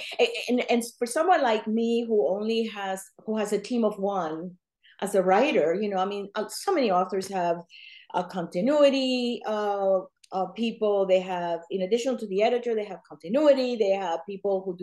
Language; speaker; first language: English; non-native, fluent; Spanish